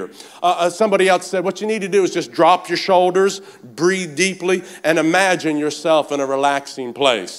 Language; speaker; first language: English; native; English